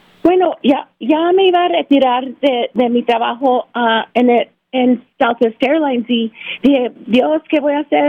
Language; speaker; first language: Spanish; early bilingual, heritage; Spanish